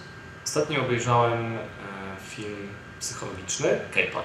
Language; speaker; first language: Polish; native; Polish